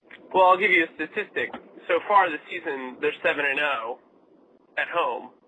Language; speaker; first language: English; native; English